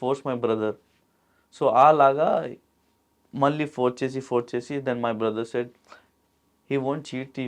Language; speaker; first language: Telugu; non-native, local second language; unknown